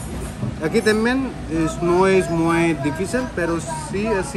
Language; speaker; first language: Spanish; non-native, learner; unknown